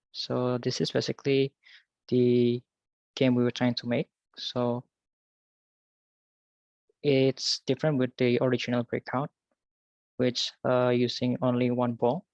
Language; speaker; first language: English; non-native, learner; Indonesian